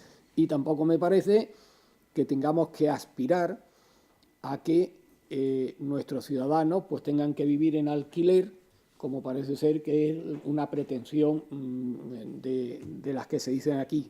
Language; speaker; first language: Spanish; native; Spanish